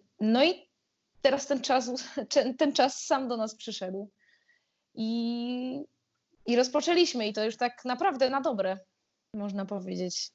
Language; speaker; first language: Polish; native; Polish